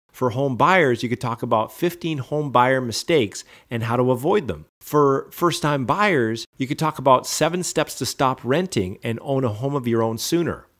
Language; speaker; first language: English; native; English